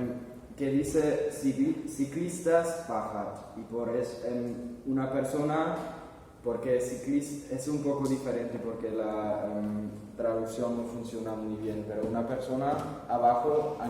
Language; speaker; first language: Spanish; non-native, fluent; German